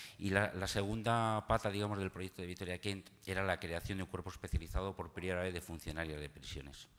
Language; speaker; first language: Spanish; native; Spanish